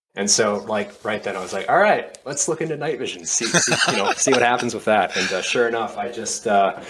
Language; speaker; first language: English; native; English